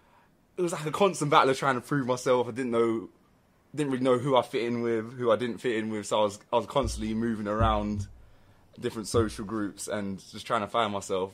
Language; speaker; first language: English; native; English